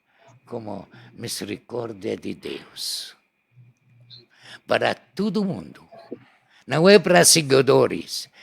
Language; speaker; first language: Portuguese; non-native, learner; Arabic